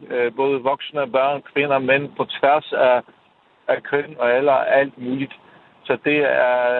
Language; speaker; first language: Danish; non-native, fluent; Polish